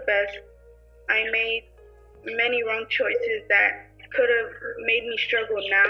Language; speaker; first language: English; early bilingual, other home language; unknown